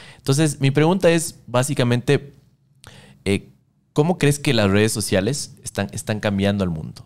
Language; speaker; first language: Spanish; native; Spanish